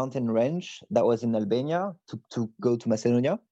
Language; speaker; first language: English; non-native, fluent; French